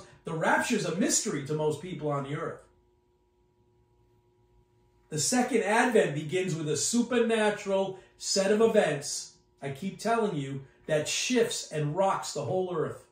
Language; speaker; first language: English; native; English